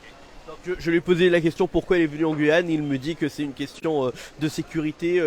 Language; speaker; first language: French; native; French